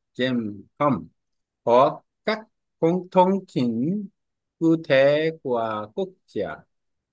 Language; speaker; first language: Vietnamese; non-native, learner; Korean